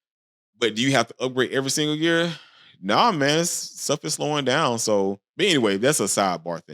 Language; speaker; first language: English; native; English